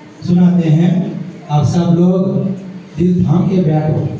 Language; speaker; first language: Hindi; non-native, local second language; Telugu